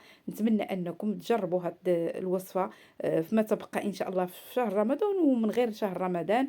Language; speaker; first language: Arabic; native; Arabic